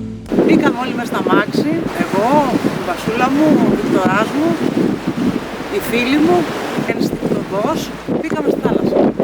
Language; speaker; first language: Greek; native; Greek